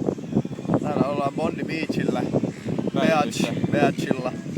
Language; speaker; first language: Finnish; native; Finnish